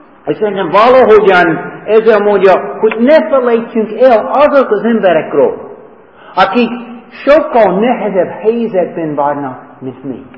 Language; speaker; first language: Hungarian; non-native, fluent; English